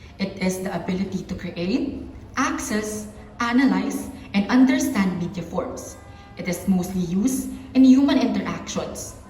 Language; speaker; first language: English; non-native, local second language; Filipino